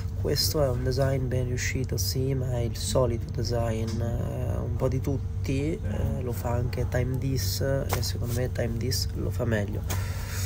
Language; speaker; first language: Italian; native; Italian